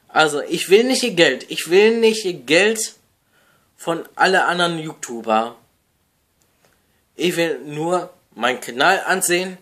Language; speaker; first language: German; non-native, learner; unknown